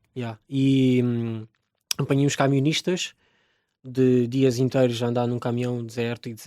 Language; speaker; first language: Portuguese; early bilingual, other home language; Romanian